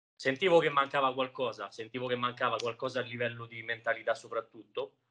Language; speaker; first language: Italian; native; Italian